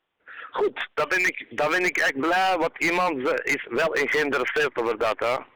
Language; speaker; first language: Dutch; non-native, learner; Turkish